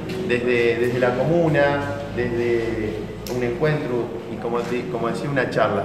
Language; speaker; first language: Spanish; native; Spanish